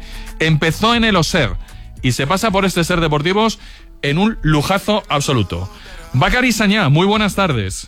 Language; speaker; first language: Spanish; native; Spanish